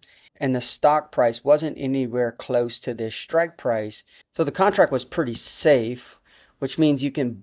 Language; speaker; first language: English; native; English